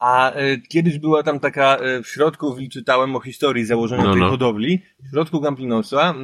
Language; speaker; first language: Polish; native; Polish